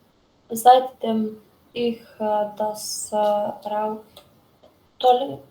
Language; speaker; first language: German; non-native, learner; Macedonian